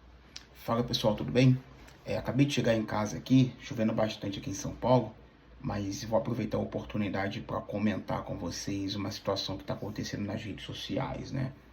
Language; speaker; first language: Portuguese; native; Portuguese